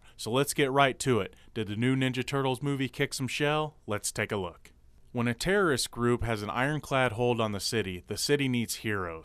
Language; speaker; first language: English; native; English